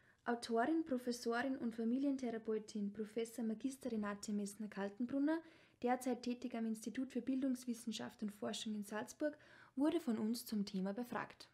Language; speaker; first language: German; native; German